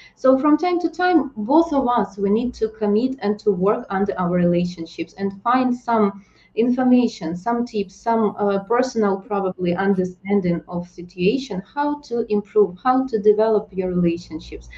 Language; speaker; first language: English; non-native, fluent; Ukrainian